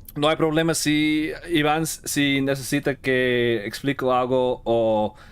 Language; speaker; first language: Spanish; non-native, learner; English